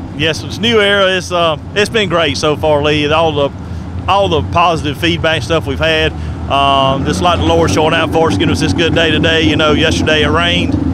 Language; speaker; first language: English; native; English